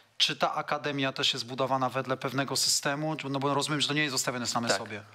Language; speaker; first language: Polish; native; Polish